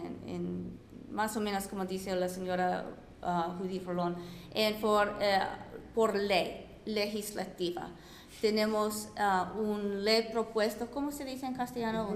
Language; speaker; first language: Spanish; non-native, fluent; English